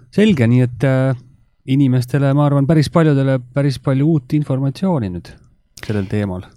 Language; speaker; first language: Estonian; native; Estonian